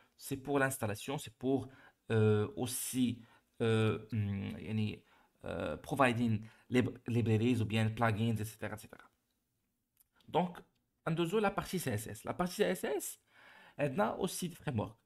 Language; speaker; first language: French; non-native, local second language; Arabic